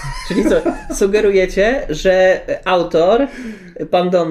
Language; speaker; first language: Polish; native; Polish